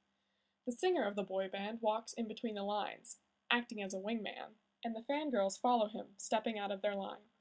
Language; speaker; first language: English; native; English